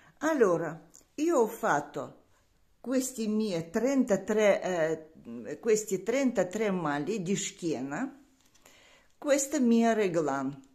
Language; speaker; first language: Italian; non-native, learner; Russian